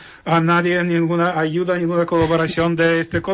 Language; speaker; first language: Spanish; non-native, learner; Ukrainian